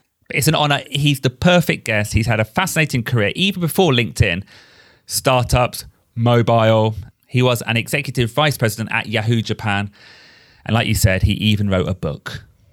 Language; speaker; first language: English; native; English